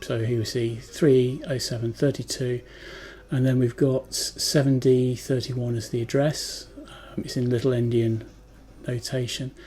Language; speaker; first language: English; native; English